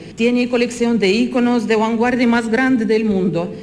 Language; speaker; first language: Spanish; non-native, fluent; Russian